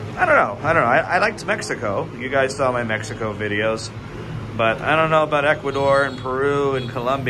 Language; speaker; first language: English; native; English